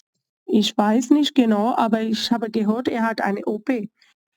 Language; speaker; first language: German; non-native, learner; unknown